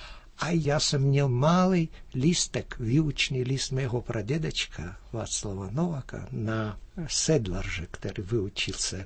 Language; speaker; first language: Czech; early bilingual, heritage; Czech